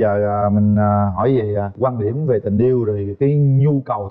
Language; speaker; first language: Vietnamese; native; Vietnamese